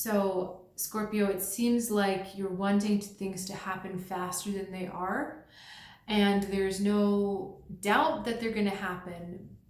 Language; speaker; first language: English; native; English